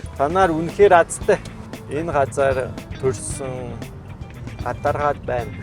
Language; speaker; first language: Mongolian; non-native, fluent; French